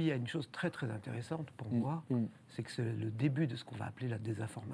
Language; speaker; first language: French; native; French